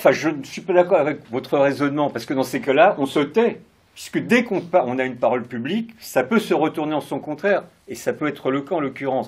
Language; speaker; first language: French; native; French